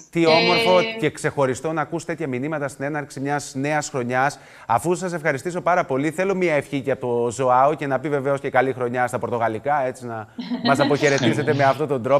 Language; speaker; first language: Greek; native; Greek